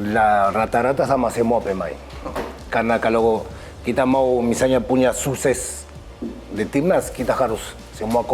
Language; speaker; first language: Indonesian; non-native, fluent; Spanish